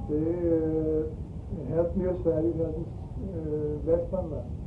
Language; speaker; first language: Swedish; early bilingual, heritage; Swedish